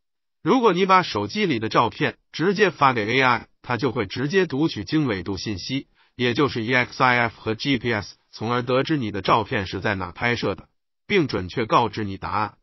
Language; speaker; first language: Chinese; native; Chinese